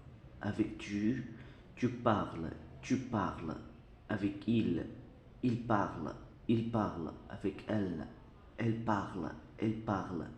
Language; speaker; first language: French; non-native, fluent; Arabic